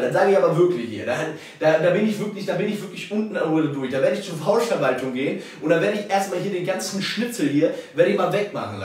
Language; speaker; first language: German; native; German